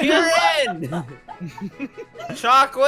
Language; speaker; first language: English; native; English